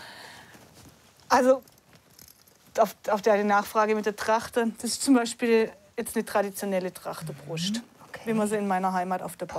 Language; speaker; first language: German; native; German